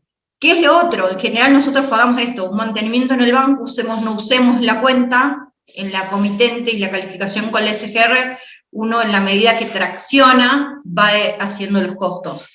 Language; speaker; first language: Spanish; native; Spanish